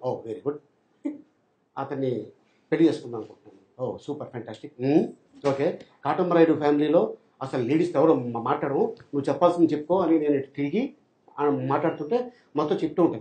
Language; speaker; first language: Telugu; native; Telugu